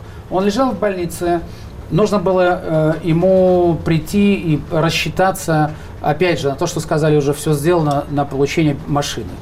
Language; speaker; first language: Russian; native; Russian